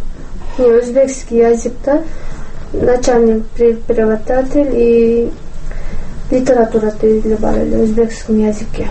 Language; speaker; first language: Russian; non-native, learner; Kyrgyz